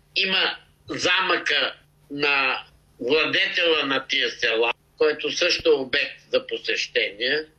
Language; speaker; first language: Bulgarian; native; Bulgarian